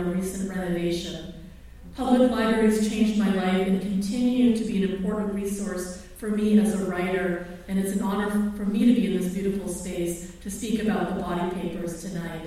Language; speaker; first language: English; early bilingual, other home language; Filipino